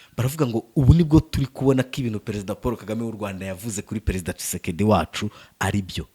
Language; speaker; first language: Kinyarwanda; native; Kinyarwanda